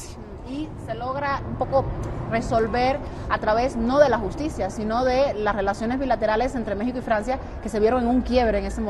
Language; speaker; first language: Spanish; native; Spanish